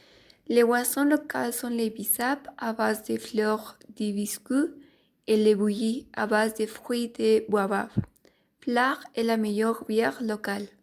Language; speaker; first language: French; non-native, learner; Spanish